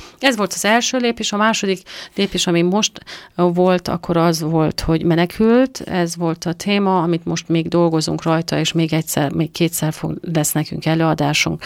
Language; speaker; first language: Hungarian; non-native, fluent; Persian